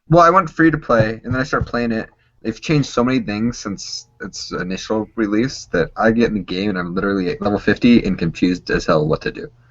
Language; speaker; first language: English; native; English